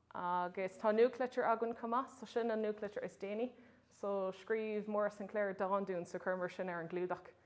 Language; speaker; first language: Irish; non-native, local second language; English